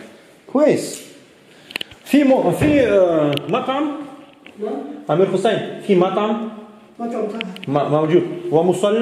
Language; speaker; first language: Arabic; non-native, local second language; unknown